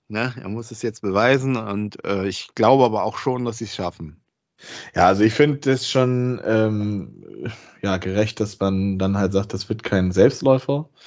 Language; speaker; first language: German; native; German